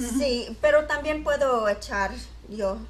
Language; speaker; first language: Spanish; early bilingual, heritage; English